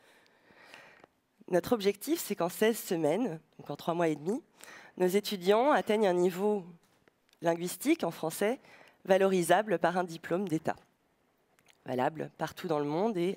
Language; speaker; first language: French; native; French